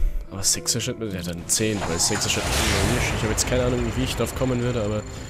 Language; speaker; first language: German; native; German